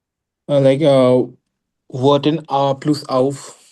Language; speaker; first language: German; non-native, learner; Hindi